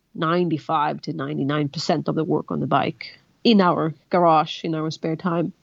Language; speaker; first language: English; non-native, fluent; Swedish